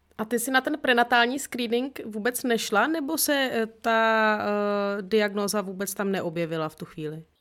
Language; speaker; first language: Czech; native; Czech